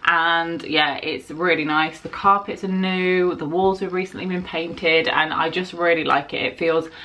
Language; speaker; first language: English; native; English